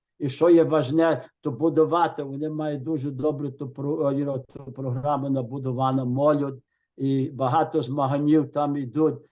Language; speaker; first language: Ukrainian; early bilingual, heritage; Ukrainian